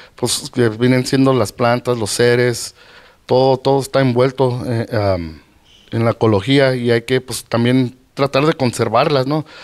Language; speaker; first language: Spanish; early bilingual, heritage; Spanish